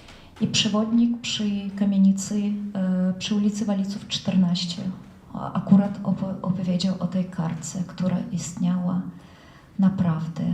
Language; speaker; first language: Polish; non-native, fluent; Russian